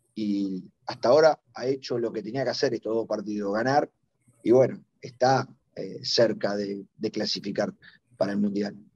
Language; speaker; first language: Spanish; native; Spanish